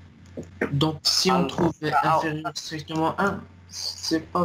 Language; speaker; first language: French; non-native, local second language; Arabic